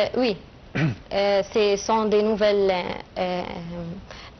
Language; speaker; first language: French; non-native, fluent; Arabic